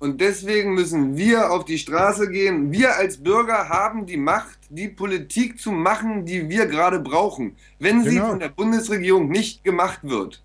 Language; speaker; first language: German; native; German